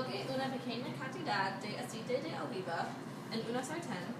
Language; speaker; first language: Spanish; non-native, learner; English